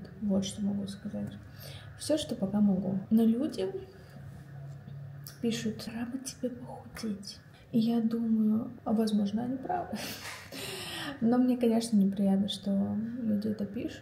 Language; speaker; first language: Russian; native; Russian